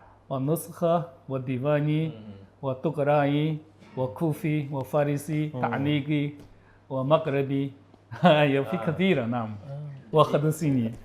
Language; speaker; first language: Arabic; non-native, learner; Chinese